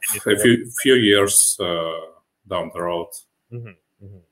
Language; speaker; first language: English; non-native, fluent; Russian